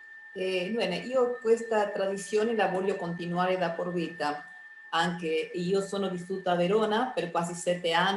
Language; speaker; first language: Italian; early bilingual, heritage; Spanish